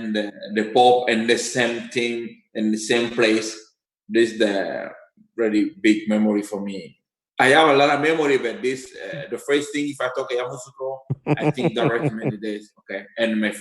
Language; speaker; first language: English; non-native, learner; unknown